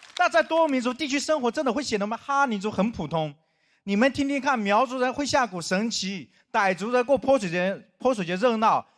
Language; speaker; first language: Chinese; non-native, local second language; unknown